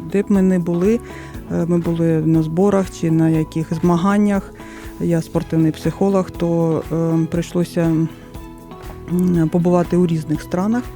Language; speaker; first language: Ukrainian; non-native, local second language; Russian